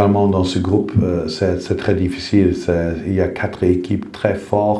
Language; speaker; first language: French; non-native, fluent; Dutch